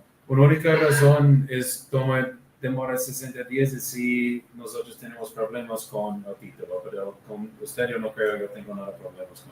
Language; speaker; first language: Spanish; non-native, learner; English